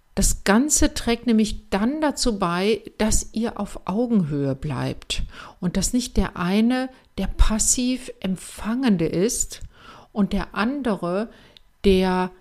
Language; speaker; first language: German; native; German